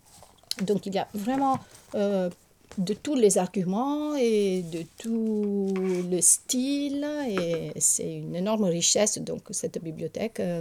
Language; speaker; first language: French; non-native, fluent; Italian